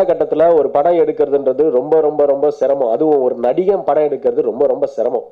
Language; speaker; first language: Tamil; native; Tamil